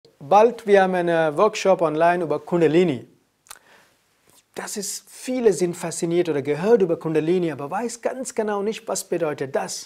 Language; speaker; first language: German; non-native, learner; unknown